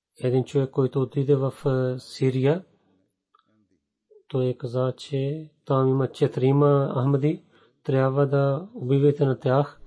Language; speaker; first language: Bulgarian; non-native, learner; Urdu